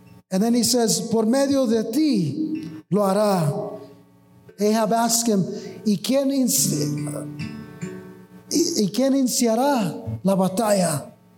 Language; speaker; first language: Spanish; early bilingual, heritage; Spanish